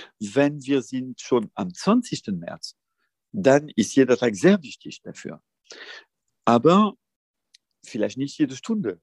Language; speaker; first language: German; non-native, fluent; French